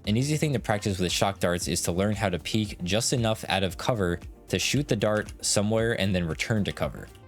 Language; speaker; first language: English; native; English